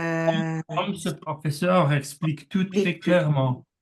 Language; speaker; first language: French; non-native, learner; English